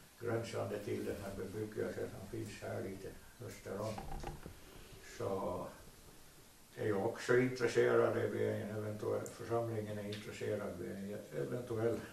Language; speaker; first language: Swedish; native; Swedish